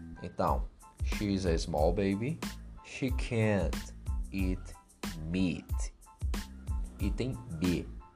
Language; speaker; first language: English; non-native, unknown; Portuguese